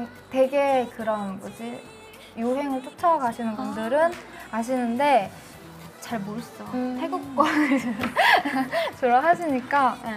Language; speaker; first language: Korean; native; Korean